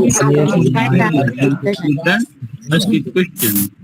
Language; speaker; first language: English; non-native, learner; Hindi